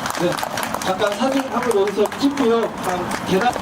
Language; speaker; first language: Korean; native; Korean